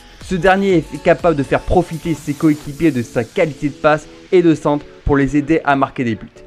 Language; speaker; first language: French; native; French